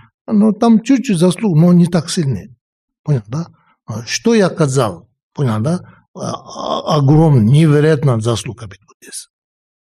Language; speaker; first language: Russian; non-native, learner; Tibetan